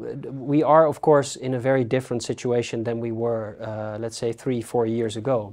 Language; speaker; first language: English; non-native, fluent; Dutch